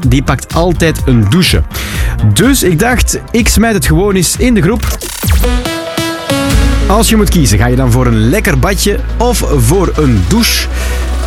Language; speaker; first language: Dutch; native; Dutch